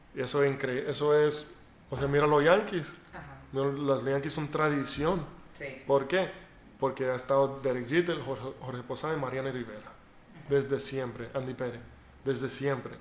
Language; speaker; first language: Spanish; early bilingual, heritage; Spanish